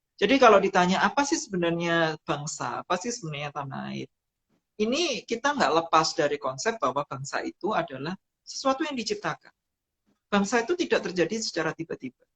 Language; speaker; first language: Indonesian; non-native, local second language; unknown